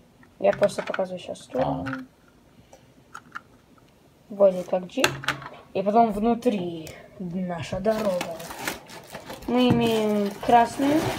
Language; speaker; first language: Russian; early bilingual, heritage; Russian